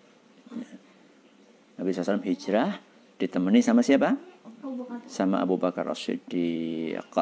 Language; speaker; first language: Indonesian; native; Indonesian